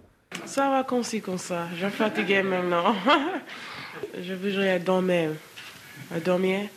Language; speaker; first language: French; non-native, learner; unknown